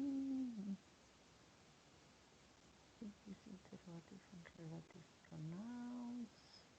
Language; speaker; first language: English; non-native, learner; Spanish